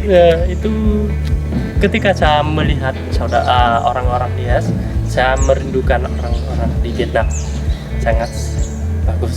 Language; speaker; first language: Indonesian; non-native, learner; Vietnamese